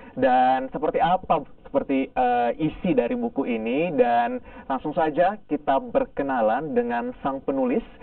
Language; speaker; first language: Indonesian; native; Indonesian